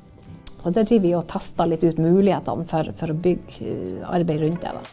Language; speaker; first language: Norwegian; native; Norwegian